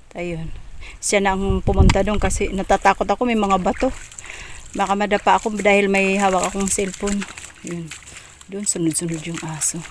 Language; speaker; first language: Filipino; non-native, local second language; Waray